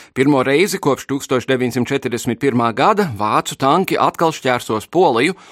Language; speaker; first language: Latvian; early bilingual, heritage; Latvian